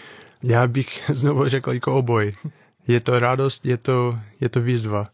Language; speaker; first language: Czech; non-native, fluent; English